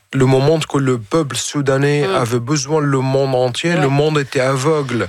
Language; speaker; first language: French; non-native, fluent; Arabic